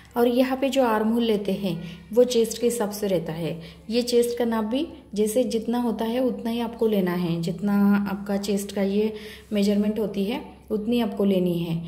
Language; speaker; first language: Hindi; non-native, local second language; Marathi